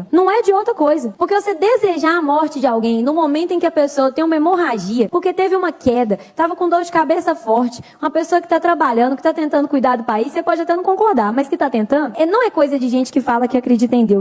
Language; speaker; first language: Portuguese; native; Portuguese